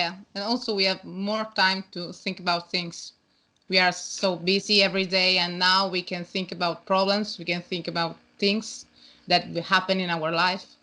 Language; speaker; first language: English; non-native, learner; Italian